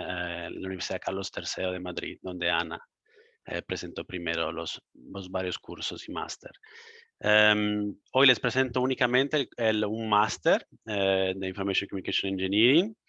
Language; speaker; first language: Spanish; non-native, fluent; Italian